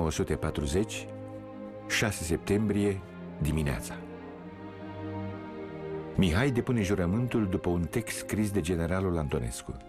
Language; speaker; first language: Romanian; native; Romanian